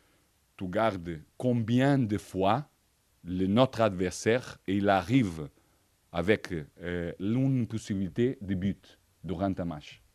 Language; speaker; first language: French; non-native, fluent; Portuguese